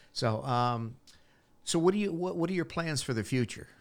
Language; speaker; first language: English; native; English